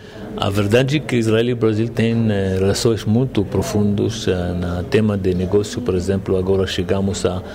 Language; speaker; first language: Portuguese; non-native, fluent; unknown